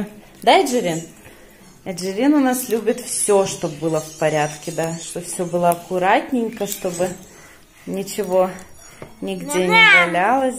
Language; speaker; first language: Russian; native; Russian